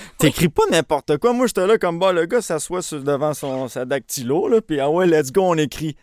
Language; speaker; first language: French; early bilingual, other home language; Spanish